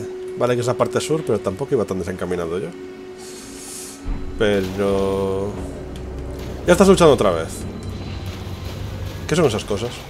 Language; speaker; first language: Spanish; native; Spanish